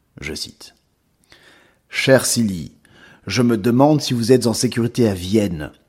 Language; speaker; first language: French; native; French